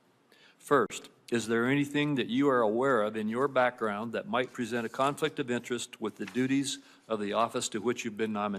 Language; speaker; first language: English; native; English